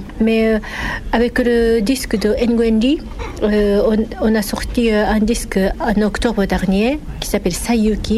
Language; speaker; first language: French; non-native, fluent; Japanese